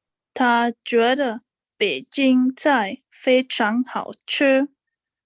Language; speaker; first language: Chinese; non-native, learner; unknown